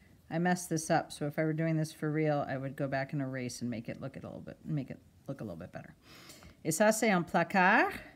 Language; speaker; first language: English; native; English